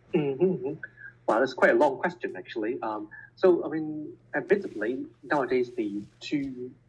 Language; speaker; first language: English; non-native, local second language; Cantonese